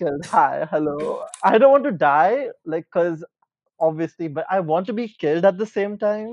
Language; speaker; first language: English; non-native, local second language; Hindi